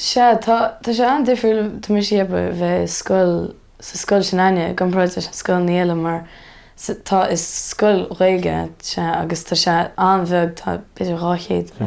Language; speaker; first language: Irish; native; Irish